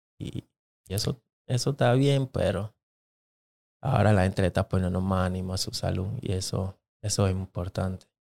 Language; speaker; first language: Spanish; non-native, local second language; Jamaican Creole English